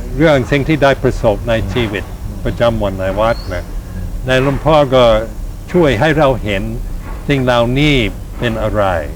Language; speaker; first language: Thai; non-native, fluent; English